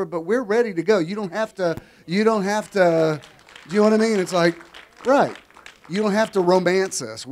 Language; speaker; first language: English; native; English